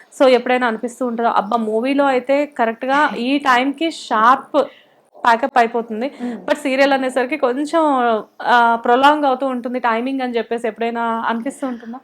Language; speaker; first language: Telugu; native; Telugu